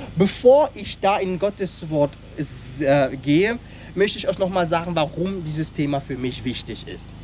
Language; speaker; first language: German; non-native, fluent; French